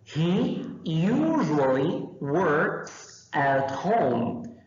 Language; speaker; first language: English; non-native, fluent; Portuguese